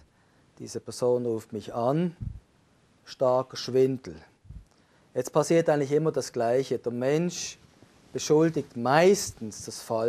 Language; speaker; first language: German; native; German